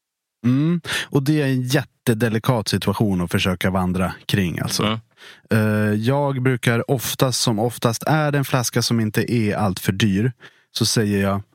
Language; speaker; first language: Swedish; native; Swedish